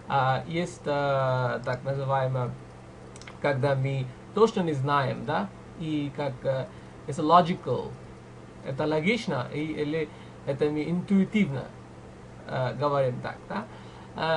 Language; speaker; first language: Russian; non-native, fluent; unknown